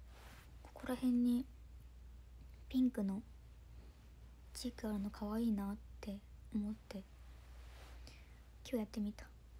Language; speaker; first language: Japanese; native; Japanese